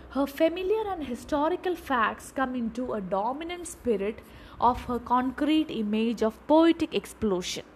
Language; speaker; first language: English; non-native, local second language; Malayalam